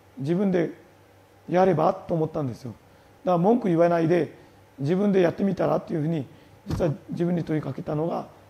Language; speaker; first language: Japanese; non-native, fluent; Marathi